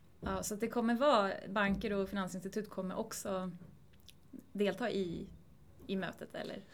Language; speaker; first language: Swedish; native; Swedish